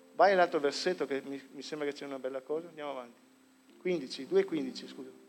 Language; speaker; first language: Italian; native; Italian